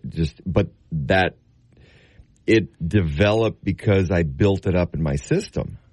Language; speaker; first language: English; native; English